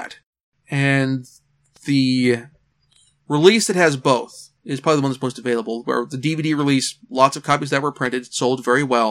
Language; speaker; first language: English; native; English